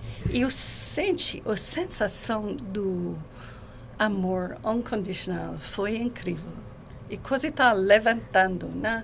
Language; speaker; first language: Portuguese; non-native, learner; English